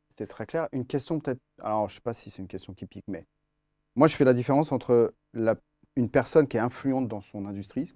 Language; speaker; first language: French; native; French